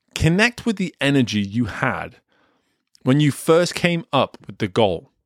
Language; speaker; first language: English; native; English